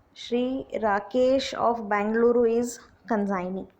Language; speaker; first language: English; non-native, local second language; Kannada